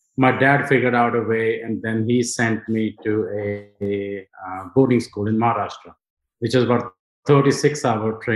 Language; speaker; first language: English; non-native, local second language; Punjabi